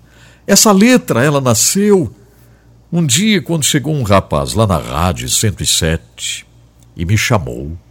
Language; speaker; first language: Portuguese; native; Portuguese